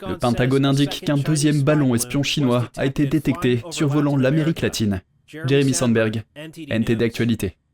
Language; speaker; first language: French; native; French